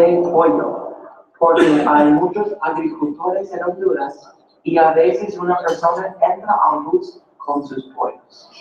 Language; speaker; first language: Spanish; non-native, fluent; English